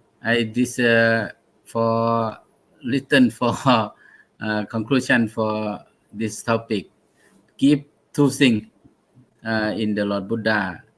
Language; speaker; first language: English; non-native, learner; Thai